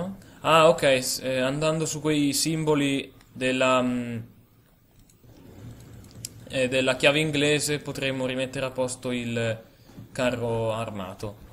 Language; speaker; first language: Italian; native; Italian